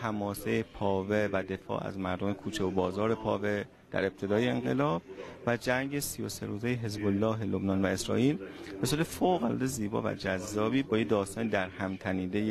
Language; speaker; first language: Persian; native; Persian